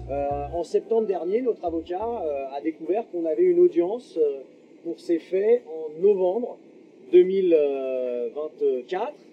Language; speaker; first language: French; native; French